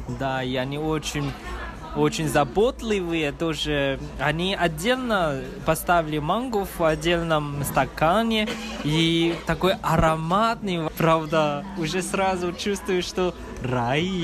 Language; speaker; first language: Russian; non-native, learner; Chinese